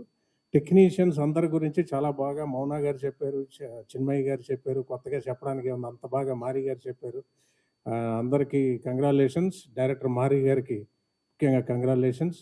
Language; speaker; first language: Telugu; native; Telugu